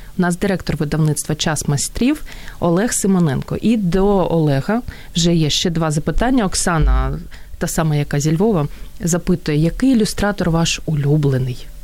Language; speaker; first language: Ukrainian; native; Ukrainian